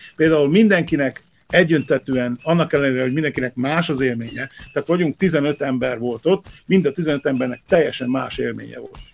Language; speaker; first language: Hungarian; early bilingual, heritage; Hungarian